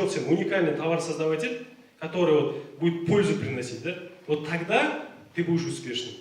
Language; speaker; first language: Russian; non-native, local second language; Kazakh